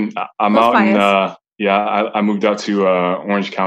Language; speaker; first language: English; native; English